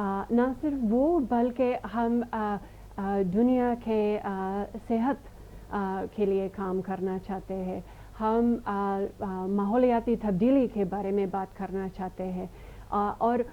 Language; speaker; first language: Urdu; non-native, fluent; English